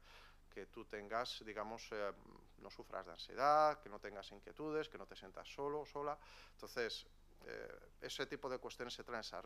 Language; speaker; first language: Spanish; native; Spanish